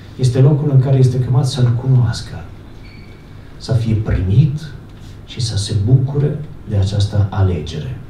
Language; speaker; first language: Romanian; non-native, fluent; Italian